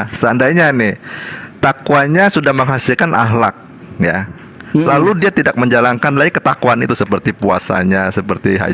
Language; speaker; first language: Indonesian; native; Indonesian